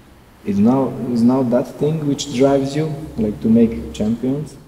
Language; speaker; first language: English; non-native, learner; Serbian